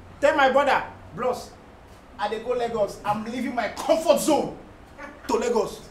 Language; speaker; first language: Nigerian Pidgin; non-native, local second language; Hausa